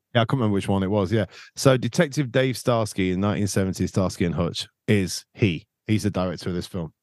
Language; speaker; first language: English; native; English